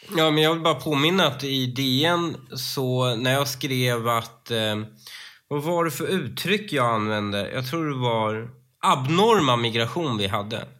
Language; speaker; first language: Swedish; early bilingual, other home language; Persian